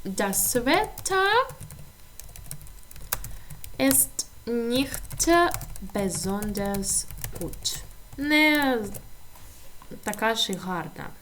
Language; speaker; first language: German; non-native, learner; Ukrainian